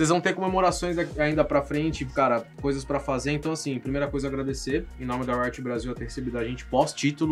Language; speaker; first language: Portuguese; native; Portuguese